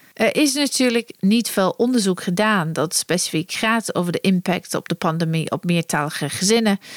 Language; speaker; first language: Dutch; non-native, fluent; English